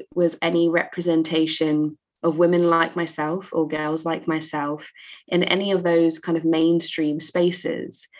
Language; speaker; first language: English; native; English